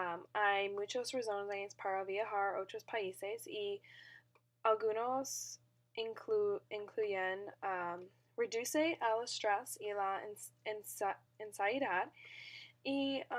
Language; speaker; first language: Spanish; non-native, learner; English